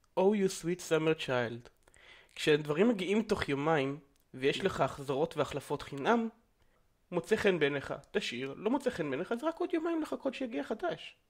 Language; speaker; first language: Hebrew; native; Hebrew